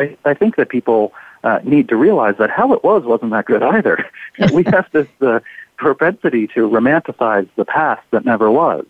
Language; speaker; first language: English; native; English